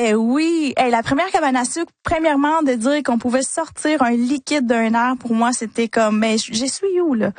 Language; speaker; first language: French; early bilingual, other home language; Spanish